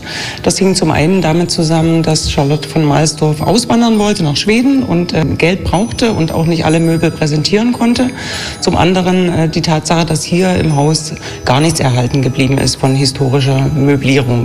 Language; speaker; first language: German; native; German